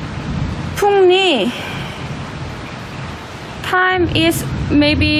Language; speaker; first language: English; non-native, learner; Korean